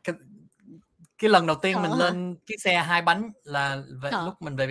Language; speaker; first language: Vietnamese; early bilingual, heritage; Vietnamese